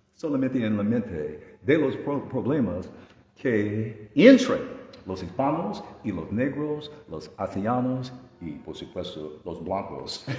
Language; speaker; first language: Spanish; non-native, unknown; English